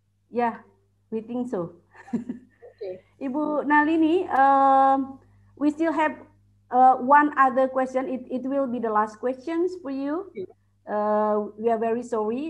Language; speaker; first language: English; non-native, fluent; Indonesian